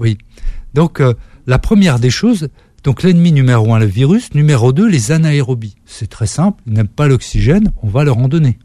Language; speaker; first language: French; native; French